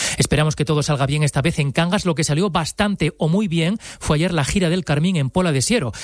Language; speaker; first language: Spanish; native; Spanish